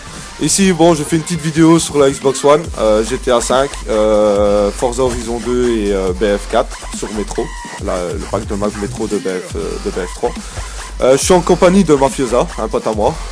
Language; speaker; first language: French; native; French